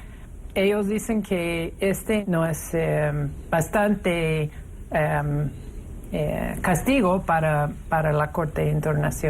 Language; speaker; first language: Spanish; non-native, fluent; English